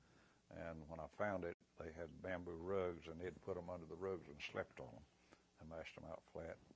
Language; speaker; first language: English; native; English